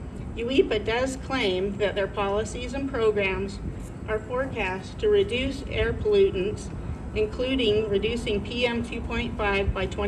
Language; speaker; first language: English; native; English